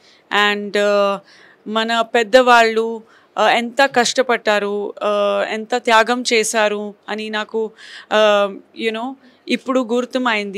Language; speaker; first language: Telugu; non-native, fluent; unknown